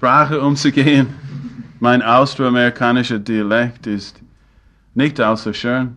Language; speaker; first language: German; non-native, fluent; English